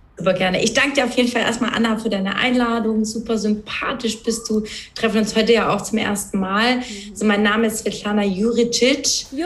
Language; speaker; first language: German; early bilingual, other home language; Serbian